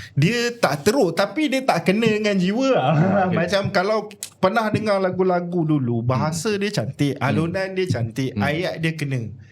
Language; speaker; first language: Malay; non-native, local second language; Tamil